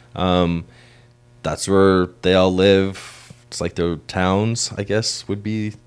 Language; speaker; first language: English; native; English